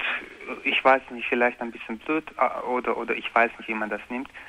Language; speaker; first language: German; non-native, learner; Croatian